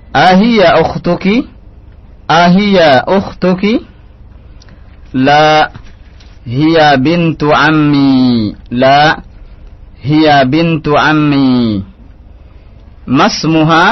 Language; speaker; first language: Arabic; non-native, fluent; Indonesian